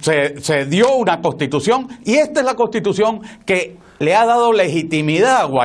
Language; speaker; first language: Spanish; native; Spanish